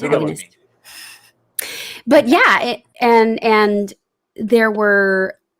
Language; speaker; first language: English; native; English